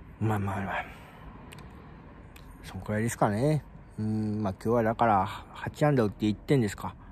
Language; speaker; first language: Japanese; native; Japanese